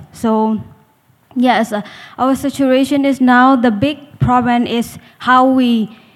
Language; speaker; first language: English; non-native, learner; Burmese